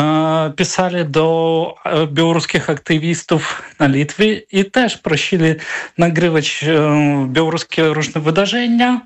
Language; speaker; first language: Polish; non-native, fluent; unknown